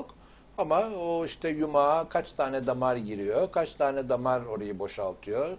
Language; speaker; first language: Turkish; native; Turkish